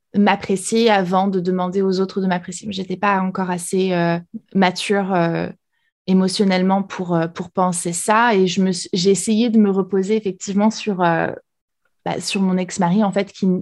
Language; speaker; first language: French; native; French